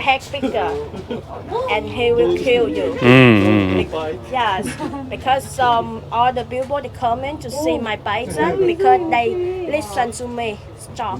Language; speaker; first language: English; non-native, learner; Vietnamese